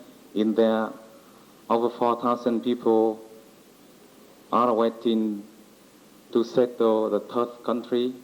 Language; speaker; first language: English; non-native, learner; Vietnamese